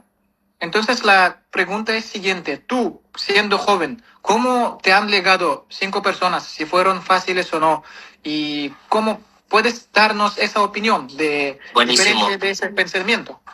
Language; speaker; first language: Spanish; non-native, fluent; Kazakh